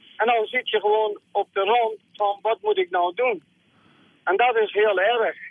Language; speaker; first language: Dutch; non-native, fluent; Persian